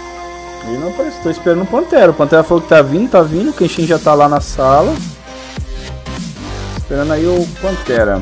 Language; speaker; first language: Portuguese; native; Portuguese